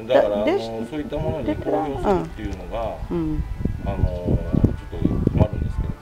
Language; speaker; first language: Japanese; native; Japanese